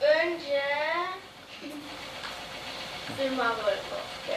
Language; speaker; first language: Turkish; early bilingual, heritage; Turkish